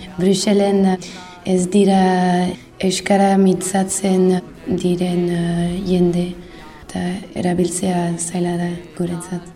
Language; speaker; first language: Basque; non-native, learner; Dutch